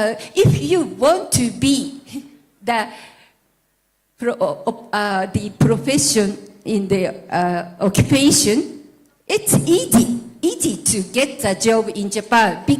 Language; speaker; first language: English; non-native, learner; Japanese